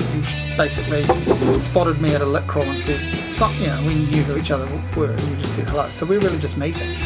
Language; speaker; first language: English; native; English